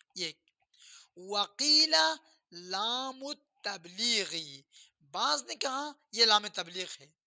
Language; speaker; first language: Urdu; non-native, local second language; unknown